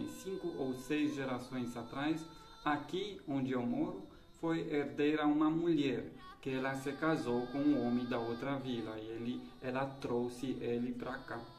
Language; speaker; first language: Portuguese; non-native, fluent; Romanian